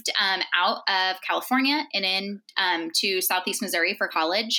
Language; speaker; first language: English; native; English